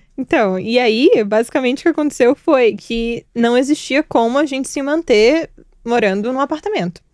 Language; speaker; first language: Portuguese; early bilingual, other home language; Georgian